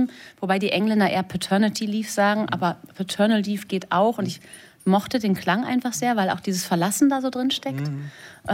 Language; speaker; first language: German; native; German